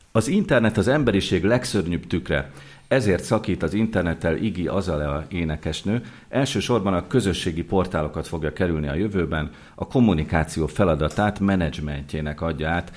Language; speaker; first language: Hungarian; native; Hungarian